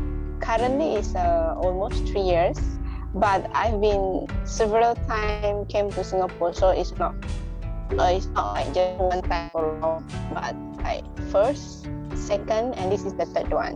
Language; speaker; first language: English; non-native, local second language; Indonesian